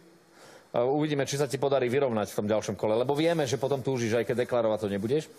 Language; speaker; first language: Slovak; native; Slovak